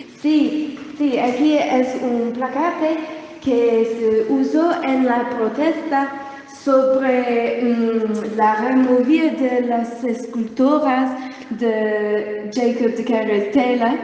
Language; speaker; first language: Spanish; non-native, learner; English